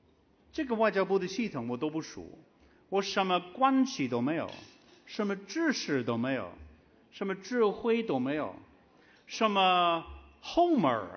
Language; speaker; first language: Chinese; non-native, fluent; English